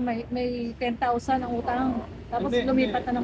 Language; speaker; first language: Filipino; native; Filipino